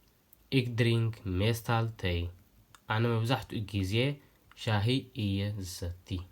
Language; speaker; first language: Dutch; non-native, learner; Tigrinya